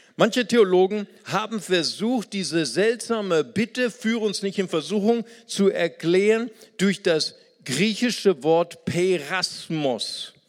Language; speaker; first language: German; non-native, fluent; Portuguese